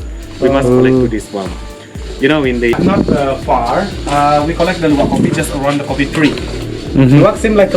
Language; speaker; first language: English; non-native, learner; Indonesian